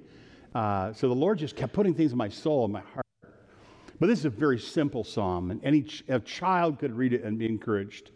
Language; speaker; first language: English; native; English